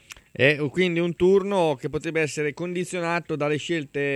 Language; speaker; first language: Italian; native; Italian